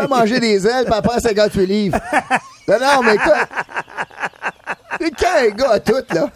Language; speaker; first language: French; native; French